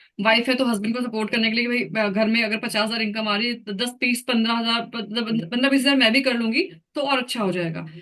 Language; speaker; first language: Hindi; native; Hindi